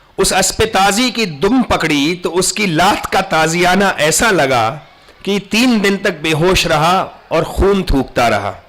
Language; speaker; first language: Urdu; native; Urdu